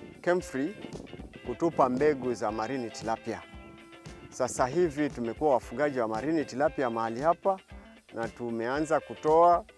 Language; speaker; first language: Swahili; native; Swahili